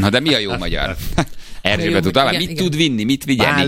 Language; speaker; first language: Hungarian; native; Hungarian